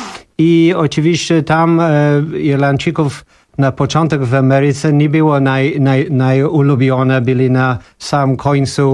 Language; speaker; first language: Polish; non-native, learner; English